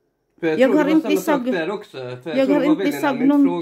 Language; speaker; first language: Swedish; non-native, learner; Filipino